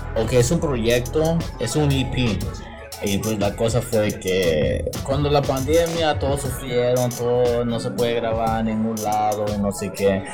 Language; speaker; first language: Spanish; early bilingual, heritage; Spanish